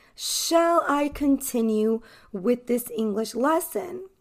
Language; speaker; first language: English; native; English